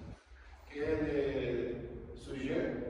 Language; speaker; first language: French; non-native, learner; Spanish